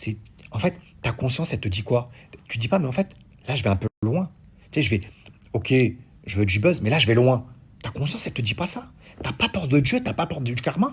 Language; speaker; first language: French; native; French